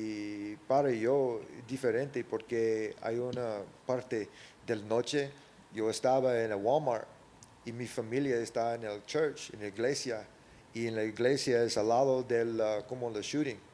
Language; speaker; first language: Spanish; early bilingual, heritage; English